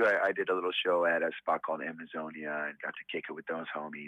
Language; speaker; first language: English; native; English